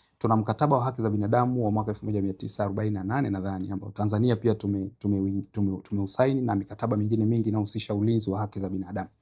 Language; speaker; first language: Swahili; native; Swahili